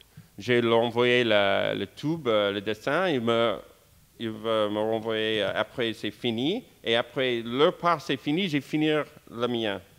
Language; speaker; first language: French; non-native, fluent; English